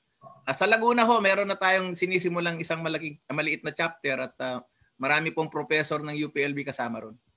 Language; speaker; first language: Filipino; non-native, local second language; Iloko